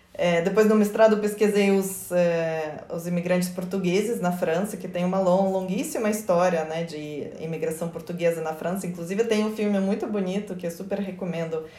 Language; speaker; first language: Portuguese; non-native, fluent; Russian